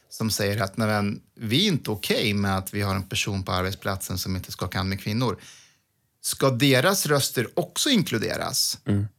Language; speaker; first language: Swedish; early bilingual, other home language; Persian